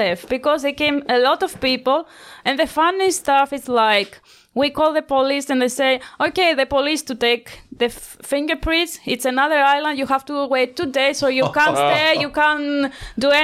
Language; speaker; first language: English; non-native, learner; Greek